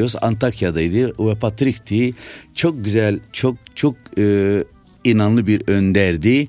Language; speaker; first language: Turkish; non-native, local second language; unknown